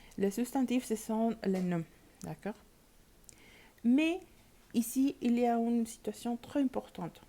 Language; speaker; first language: French; non-native, learner; Spanish